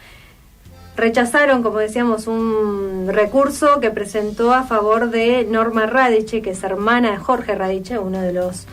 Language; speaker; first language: Spanish; native; Spanish